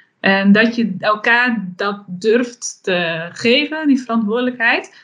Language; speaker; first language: Dutch; native; Dutch